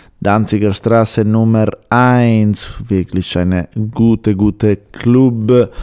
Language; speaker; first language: German; non-native, learner; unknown